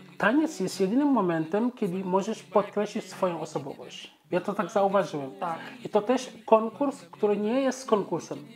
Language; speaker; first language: Polish; non-native, fluent; Wolof